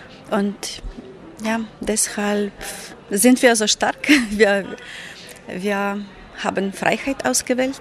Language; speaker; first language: German; non-native, fluent; Ukrainian